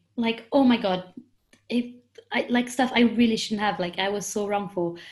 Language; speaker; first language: English; non-native, fluent; French